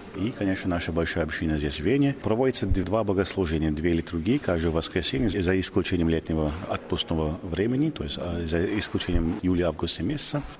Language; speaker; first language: Russian; non-native, fluent; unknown